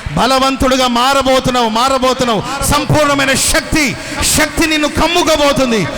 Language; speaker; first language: Telugu; native; Telugu